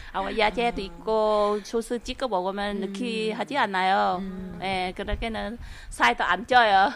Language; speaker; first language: Korean; non-native, learner; Vietnamese